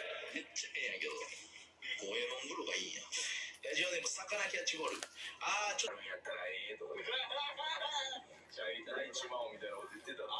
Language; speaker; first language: Japanese; native; Japanese